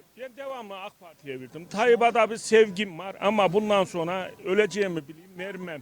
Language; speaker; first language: Turkish; native; Turkish